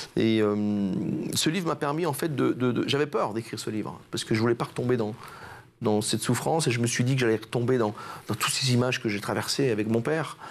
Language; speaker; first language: French; native; French